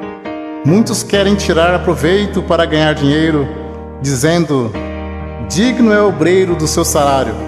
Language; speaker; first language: Portuguese; native; Portuguese